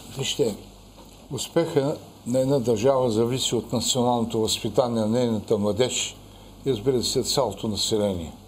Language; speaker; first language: Bulgarian; native; Bulgarian